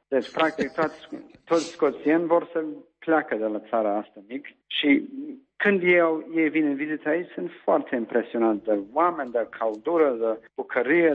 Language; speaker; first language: Romanian; non-native, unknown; English